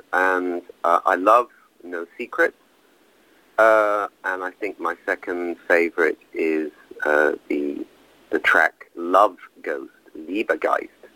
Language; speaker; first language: English; native; English